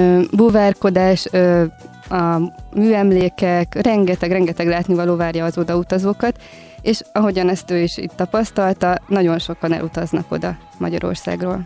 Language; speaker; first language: Hungarian; native; Hungarian